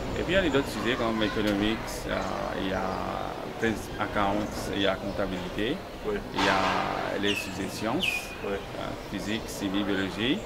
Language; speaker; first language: French; non-native, local second language; Morisyen